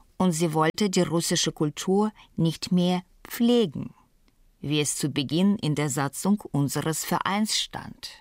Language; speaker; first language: German; non-native, fluent; Russian